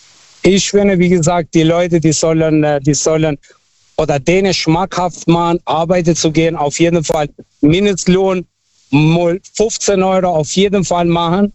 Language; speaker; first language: German; non-native, fluent; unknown